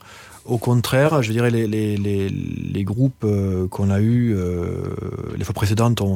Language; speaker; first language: French; native; French